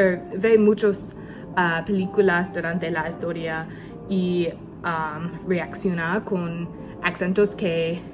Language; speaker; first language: Spanish; non-native, learner; English